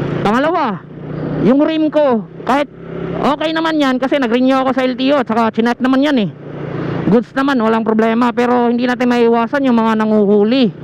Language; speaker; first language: Filipino; non-native, local second language; Cebuano